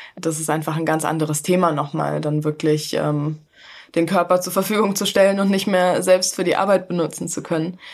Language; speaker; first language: German; native; German